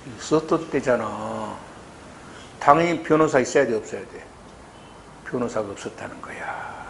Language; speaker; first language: Korean; native; Korean